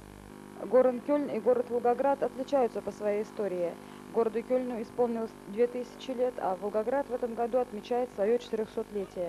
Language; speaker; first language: Russian; native; Russian